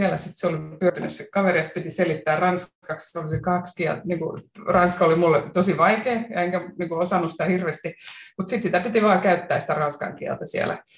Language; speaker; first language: Finnish; non-native, local second language; Swedish